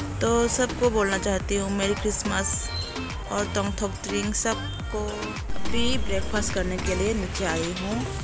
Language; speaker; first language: Hindi; non-native, local second language; Kok Borok